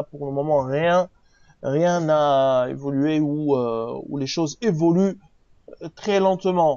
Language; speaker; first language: French; non-native, local second language; Arabic